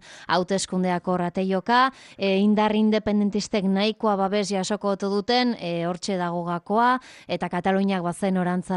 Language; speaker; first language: Basque; native; Basque